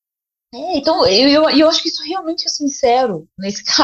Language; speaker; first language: Portuguese; native; Portuguese